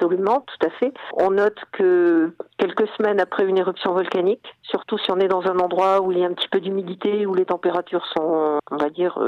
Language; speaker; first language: French; native; French